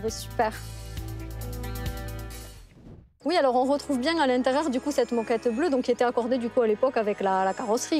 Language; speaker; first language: French; native; French